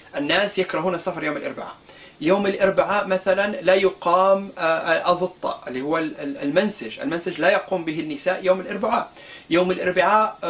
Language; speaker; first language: Arabic; non-native, local second language; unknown